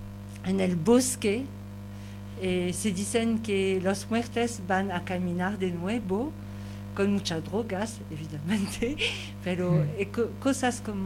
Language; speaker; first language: Spanish; non-native, learner; French